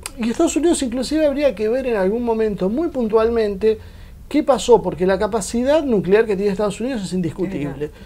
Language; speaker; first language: Spanish; native; Spanish